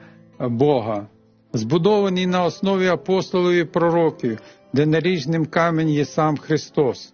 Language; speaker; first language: Ukrainian; native; Ukrainian